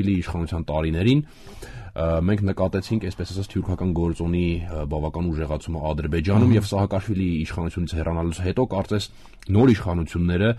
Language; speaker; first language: Armenian; native; Armenian